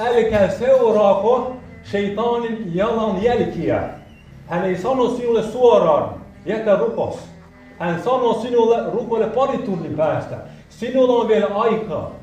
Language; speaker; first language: Finnish; non-native, fluent; Arabic